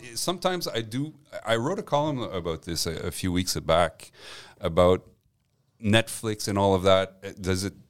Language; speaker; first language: English; non-native, fluent; French